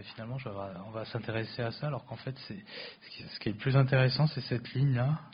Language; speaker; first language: French; native; French